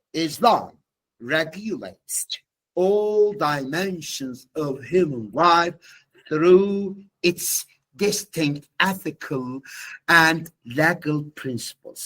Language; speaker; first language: English; non-native, fluent; Turkish